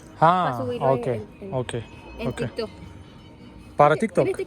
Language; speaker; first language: Spanish; non-native, learner; Turkish